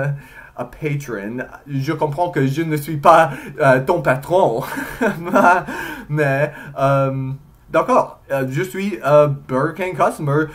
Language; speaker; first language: French; non-native, learner; English